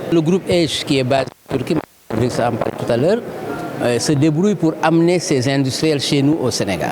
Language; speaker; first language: French; non-native, local second language; Wolof